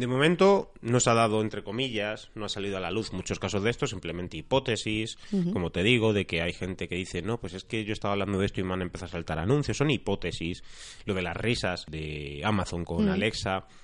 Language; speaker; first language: Spanish; native; Spanish